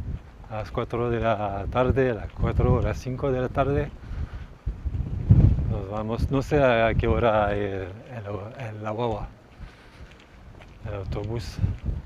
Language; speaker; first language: Spanish; non-native, learner; French